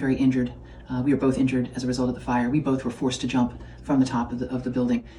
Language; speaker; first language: English; native; English